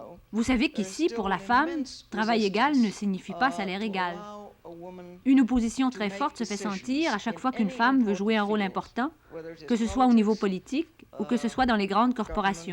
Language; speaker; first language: French; native; French